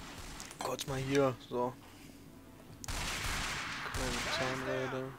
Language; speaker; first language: German; native; German